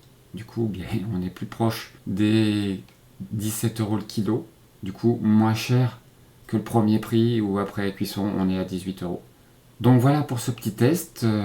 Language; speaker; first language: French; native; French